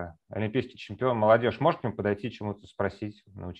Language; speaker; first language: Russian; native; Russian